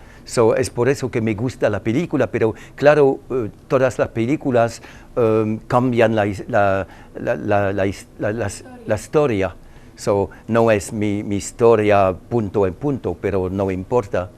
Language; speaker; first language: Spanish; non-native, learner; French